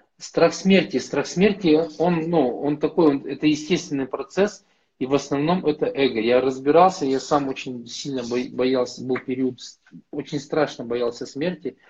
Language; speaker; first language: Russian; native; Russian